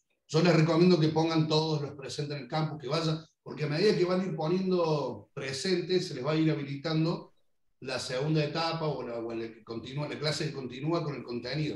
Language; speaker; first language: Spanish; native; Spanish